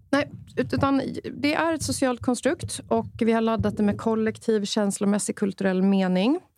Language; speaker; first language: Swedish; native; Swedish